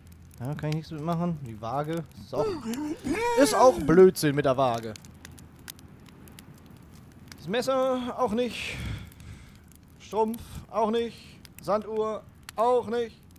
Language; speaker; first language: German; native; German